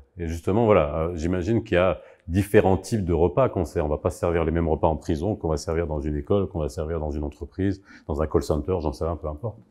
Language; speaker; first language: French; non-native, local second language; Arabic